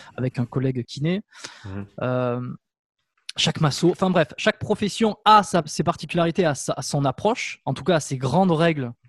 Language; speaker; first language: French; native; French